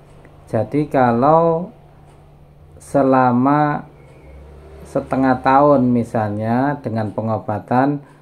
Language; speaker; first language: Indonesian; native; Indonesian